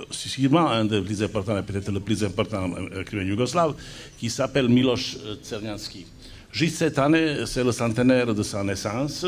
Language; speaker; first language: French; non-native, fluent; Serbian